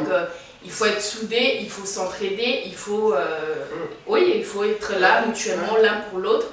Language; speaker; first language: French; native; French